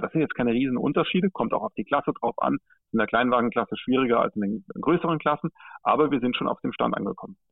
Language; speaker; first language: German; native; German